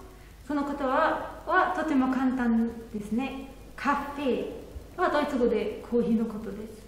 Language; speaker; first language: Japanese; non-native, fluent; German